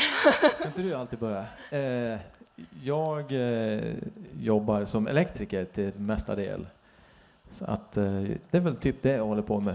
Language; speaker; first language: Swedish; native; Swedish